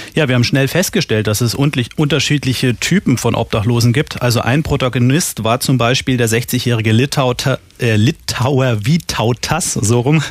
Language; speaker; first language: German; native; German